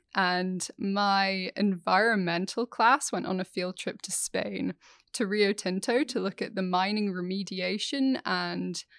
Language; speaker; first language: English; native; English